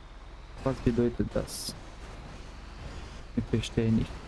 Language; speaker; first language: German; non-native, learner; Russian